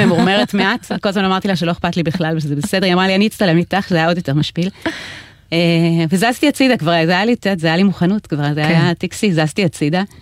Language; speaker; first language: Hebrew; native; Hebrew